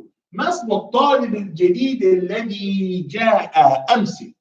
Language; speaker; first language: Arabic; non-native, fluent; English